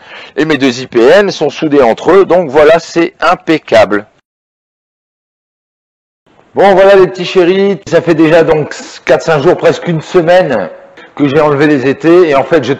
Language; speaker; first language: French; native; French